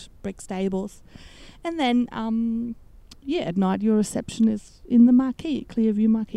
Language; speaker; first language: English; non-native, fluent; German